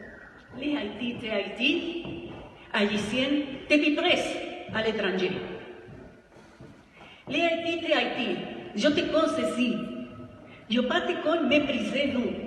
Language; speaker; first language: Haitian Creole; non-native, learner; Spanish